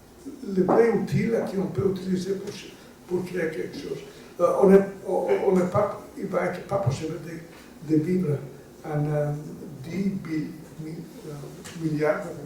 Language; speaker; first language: French; non-native, learner; Italian